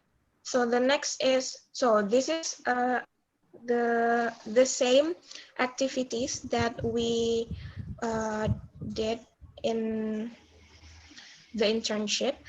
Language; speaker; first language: English; non-native, learner; Indonesian